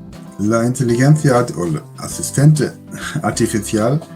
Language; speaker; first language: Spanish; non-native, learner; German